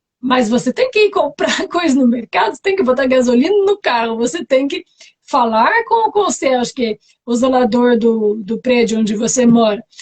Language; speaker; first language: Portuguese; non-native, fluent; French